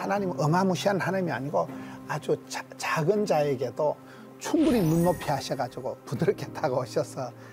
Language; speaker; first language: Korean; native; Korean